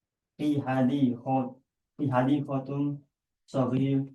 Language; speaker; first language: Arabic; non-native, learner; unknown